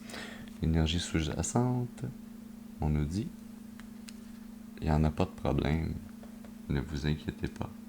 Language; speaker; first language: French; native; French